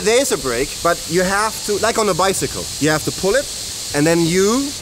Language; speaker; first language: English; non-native, fluent; German